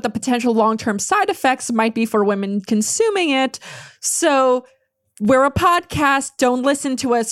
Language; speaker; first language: English; non-native, fluent; Polish